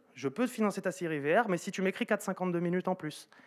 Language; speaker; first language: French; native; French